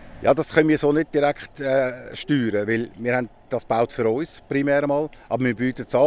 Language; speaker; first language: German; native; German